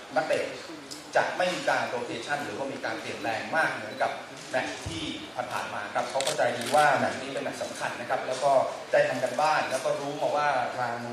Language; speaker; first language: Thai; native; Thai